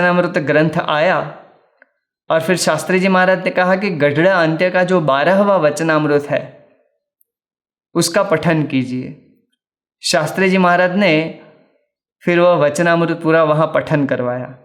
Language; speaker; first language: Hindi; native; Hindi